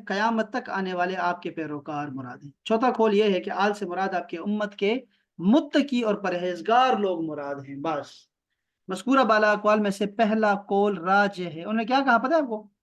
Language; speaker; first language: Urdu; non-native, local second language; Pashto